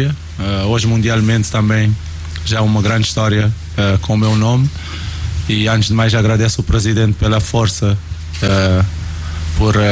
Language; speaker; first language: Portuguese; non-native, local second language; Kabuverdianu